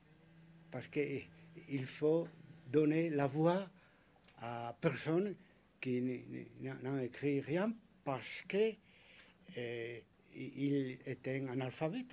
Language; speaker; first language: French; non-native, fluent; Spanish